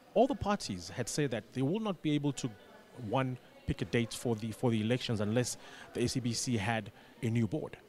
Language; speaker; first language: English; non-native, local second language; Xhosa